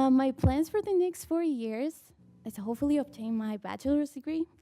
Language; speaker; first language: English; early bilingual, other home language; Spanish